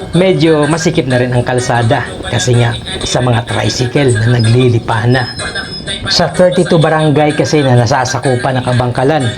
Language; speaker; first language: Filipino; non-native, local second language; Hiligaynon